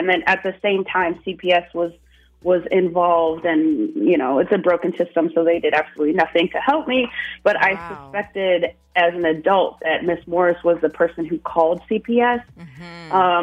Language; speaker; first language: English; native; English